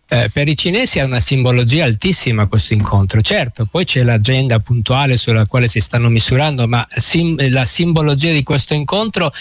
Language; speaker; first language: Italian; native; Italian